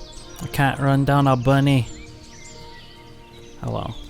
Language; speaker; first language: English; native; English